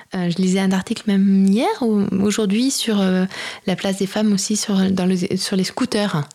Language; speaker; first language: French; native; French